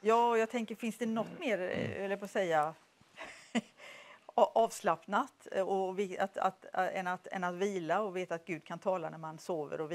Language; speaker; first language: Swedish; native; Swedish